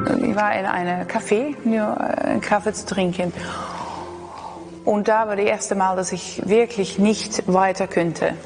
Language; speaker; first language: German; non-native, learner; Dutch